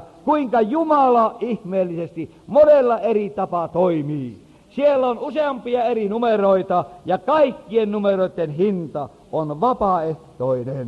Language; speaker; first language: Finnish; native; Finnish